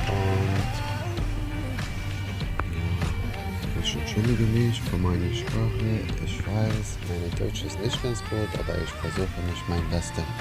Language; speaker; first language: German; non-native, learner; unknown